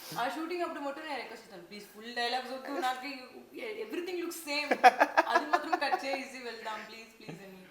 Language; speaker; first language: Telugu; non-native, learner; Tamil